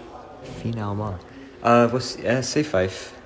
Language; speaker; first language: French; non-native, learner; English